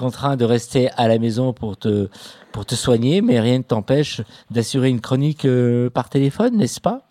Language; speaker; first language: French; native; French